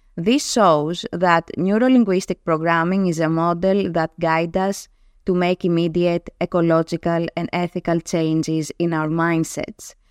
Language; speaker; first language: English; non-native, fluent; Greek